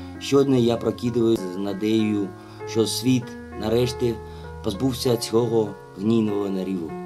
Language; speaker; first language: Ukrainian; non-native, fluent; Russian